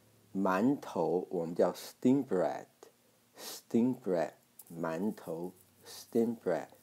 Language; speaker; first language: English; non-native, fluent; Chinese